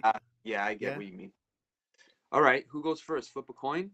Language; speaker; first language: English; native; English